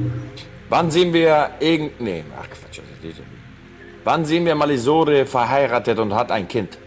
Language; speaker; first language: German; early bilingual, other home language; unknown